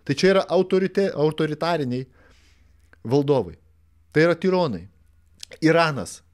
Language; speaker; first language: Lithuanian; non-native, local second language; Russian